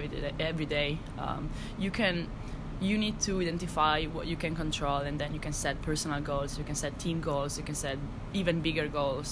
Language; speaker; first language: English; non-native, fluent; Italian